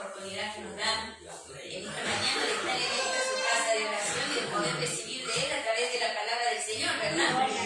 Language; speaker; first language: Spanish; native; Spanish